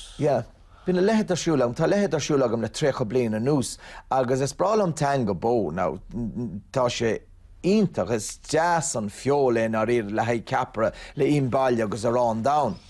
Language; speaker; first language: Irish; non-native, local second language; English